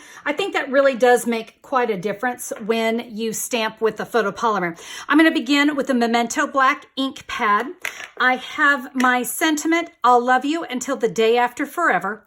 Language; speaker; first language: English; native; English